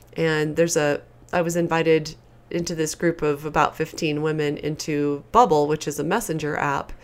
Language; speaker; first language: English; native; English